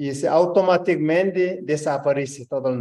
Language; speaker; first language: Spanish; non-native, learner; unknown